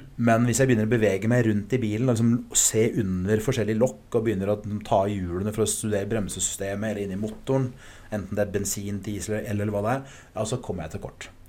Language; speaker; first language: Norwegian; early bilingual, other home language; English